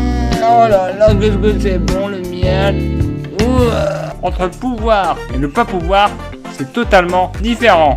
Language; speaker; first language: French; native; French